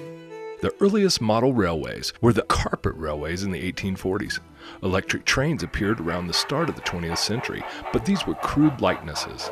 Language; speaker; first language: English; native; English